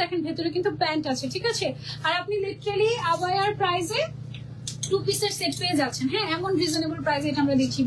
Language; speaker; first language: Bangla; native; Bangla